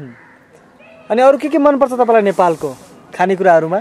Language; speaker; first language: Nepali; native; Nepali